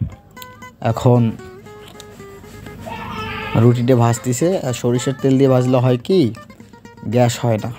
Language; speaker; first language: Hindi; non-native, learner; Bangla